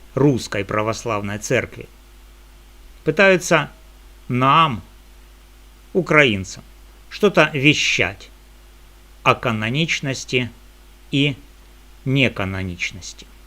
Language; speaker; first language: Russian; native; Russian